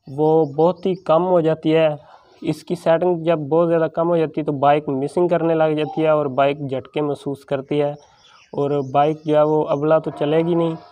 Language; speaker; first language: Urdu; non-native, local second language; Punjabi